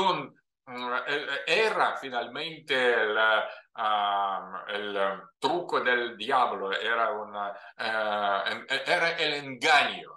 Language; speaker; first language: Spanish; non-native, fluent; Russian